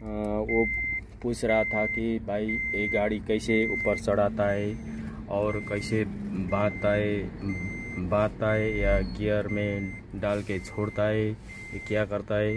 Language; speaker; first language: Hindi; non-native, learner; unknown